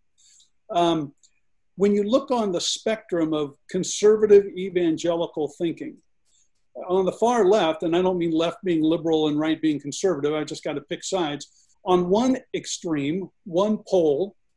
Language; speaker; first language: English; native; English